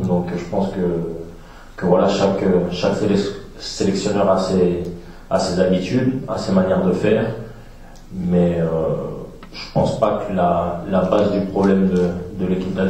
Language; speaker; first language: French; native; French